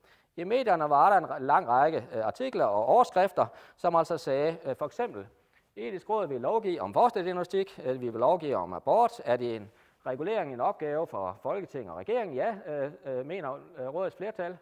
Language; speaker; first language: Danish; native; Danish